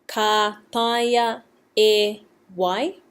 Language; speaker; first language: Māori; non-native, fluent; English